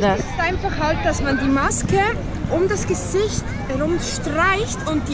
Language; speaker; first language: German; native; German